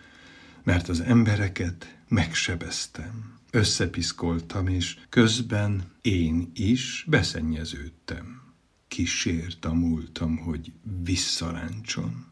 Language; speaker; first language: Hungarian; native; Hungarian